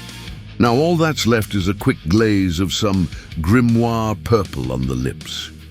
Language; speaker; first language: English; native; English